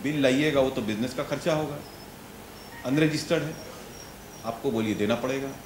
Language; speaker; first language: Hindi; non-native, local second language; Bangla